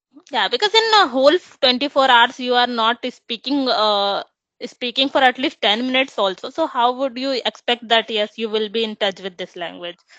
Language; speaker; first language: English; non-native, local second language; Hindi